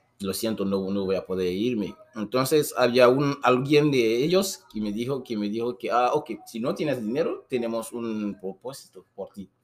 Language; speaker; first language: Spanish; non-native, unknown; Susu